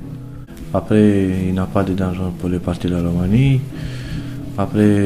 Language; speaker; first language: French; non-native, learner; Romanian